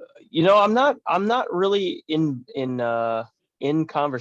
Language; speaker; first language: English; native; English